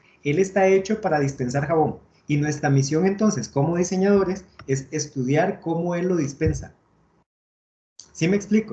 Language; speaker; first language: Spanish; native; Spanish